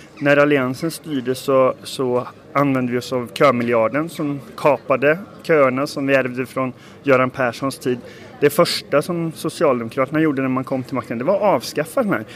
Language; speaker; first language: Swedish; native; Swedish